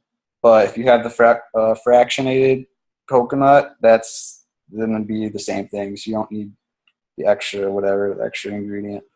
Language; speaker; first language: English; native; English